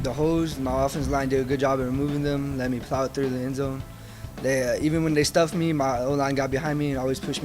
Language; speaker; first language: English; native; English